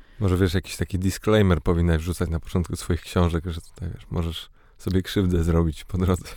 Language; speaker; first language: Polish; native; Polish